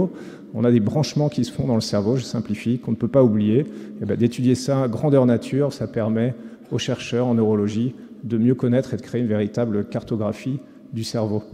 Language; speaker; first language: French; native; French